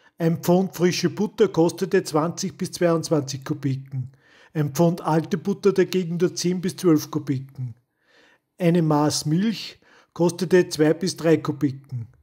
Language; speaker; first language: German; native; German